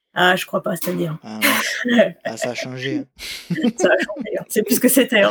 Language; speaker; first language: French; native; French